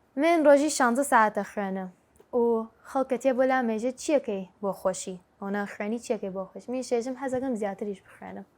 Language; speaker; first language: Central Kurdish; early bilingual, heritage; Central Kurdish